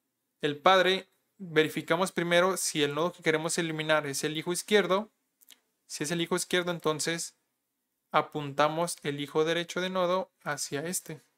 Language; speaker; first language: Spanish; native; Spanish